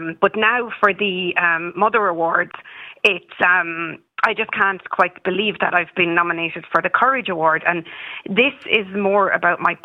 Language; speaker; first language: English; native; English